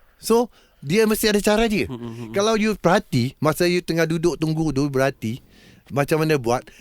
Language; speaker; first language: Malay; native; Malay